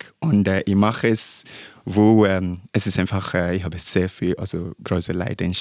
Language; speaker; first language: German; non-native, learner; English